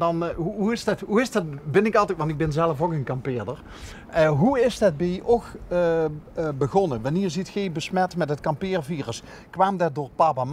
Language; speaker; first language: Dutch; native; Dutch